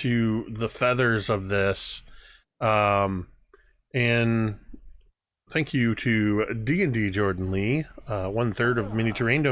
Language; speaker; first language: English; native; English